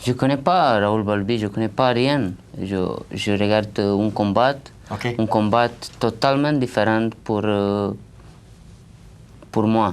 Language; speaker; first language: French; non-native, learner; Romanian